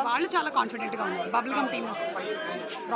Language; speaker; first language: Telugu; native; Telugu